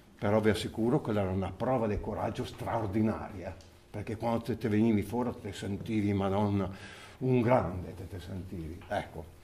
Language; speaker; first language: Italian; native; Italian